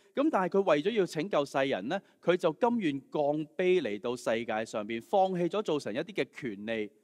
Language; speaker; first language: Cantonese; native; Cantonese